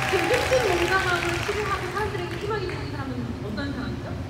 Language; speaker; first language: Korean; native; Korean